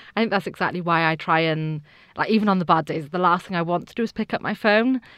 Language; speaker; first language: English; native; English